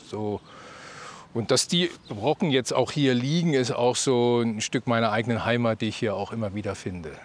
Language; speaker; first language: German; native; German